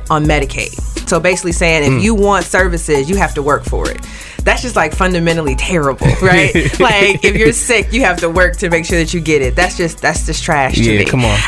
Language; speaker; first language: English; native; English